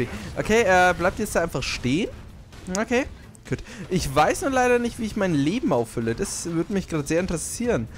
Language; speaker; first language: German; native; German